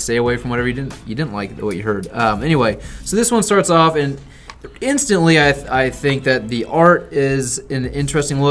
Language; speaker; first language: English; native; English